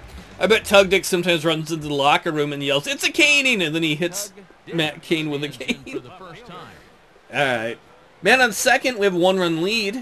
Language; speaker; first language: English; native; English